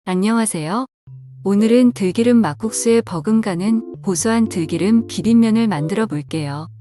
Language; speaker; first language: Korean; native; Korean